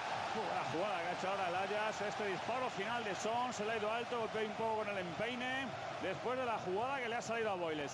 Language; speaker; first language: Spanish; native; Spanish